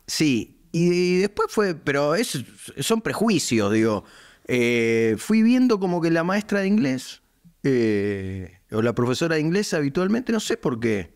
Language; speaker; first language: Spanish; native; Spanish